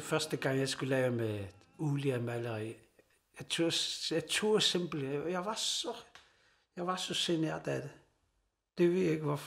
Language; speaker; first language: Danish; non-native, local second language; Kalaallisut